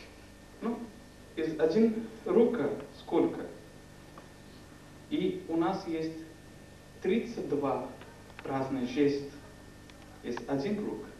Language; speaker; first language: Russian; non-native, learner; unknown